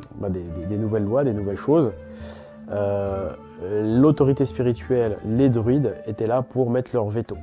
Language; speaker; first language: French; native; French